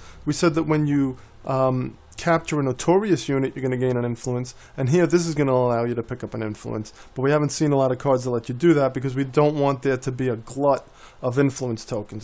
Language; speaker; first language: English; native; English